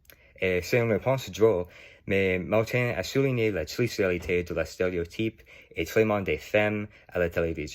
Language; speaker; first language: French; non-native, learner; English